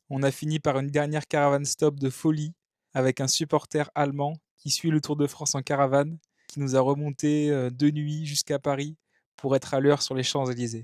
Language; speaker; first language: French; native; French